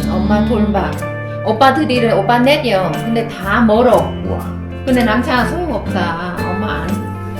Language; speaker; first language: Korean; non-native, learner; Vietnamese